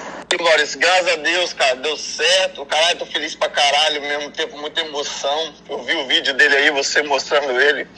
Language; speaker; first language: Portuguese; native; Portuguese